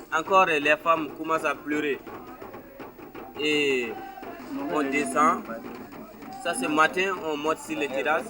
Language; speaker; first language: French; non-native, learner; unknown